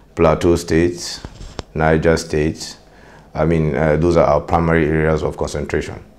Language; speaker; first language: English; non-native, local second language; Hausa